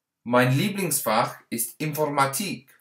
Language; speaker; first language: German; non-native, learner; English